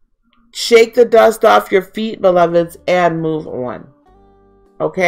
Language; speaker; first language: English; native; English